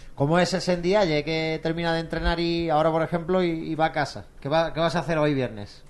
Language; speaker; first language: Spanish; native; Spanish